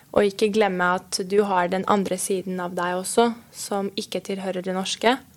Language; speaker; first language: Norwegian; non-native, fluent; Serbian